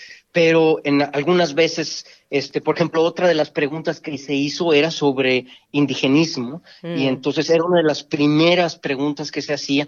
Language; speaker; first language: Spanish; native; Spanish